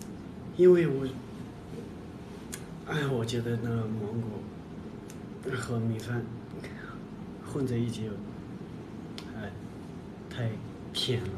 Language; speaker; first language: Chinese; non-native, local second language; Tibetan